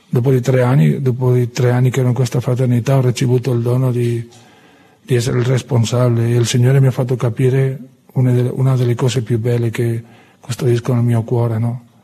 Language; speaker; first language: Italian; non-native, fluent; Spanish